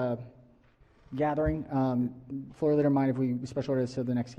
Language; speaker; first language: English; native; English